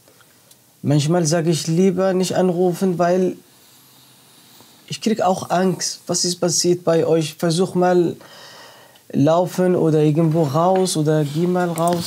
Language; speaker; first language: German; non-native, learner; Arabic